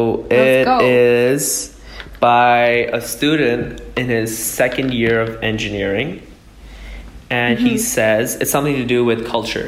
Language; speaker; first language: English; native; English